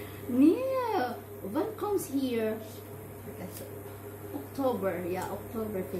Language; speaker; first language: German; non-native, learner; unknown